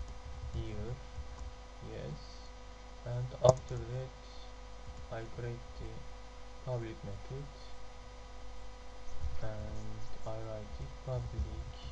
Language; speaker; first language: English; non-native, learner; Turkish